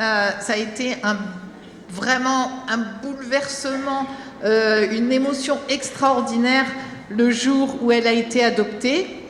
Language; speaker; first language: French; native; French